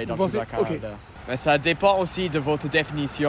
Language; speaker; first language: French; non-native, local second language; English